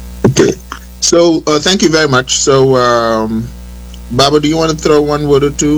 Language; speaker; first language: English; non-native, fluent; Wolof